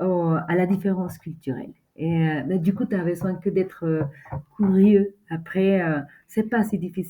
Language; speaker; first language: French; non-native, fluent; Spanish